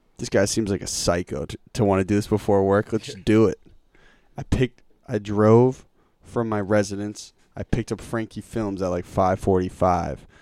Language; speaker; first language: English; native; English